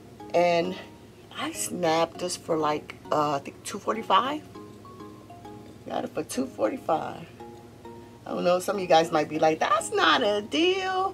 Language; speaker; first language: English; native; English